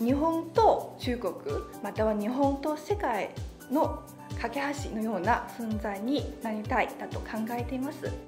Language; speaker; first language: Japanese; non-native, fluent; Chinese